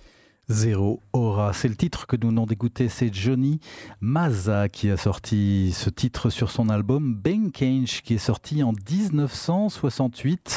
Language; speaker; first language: French; native; French